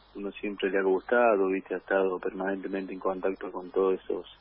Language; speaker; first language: Spanish; native; Spanish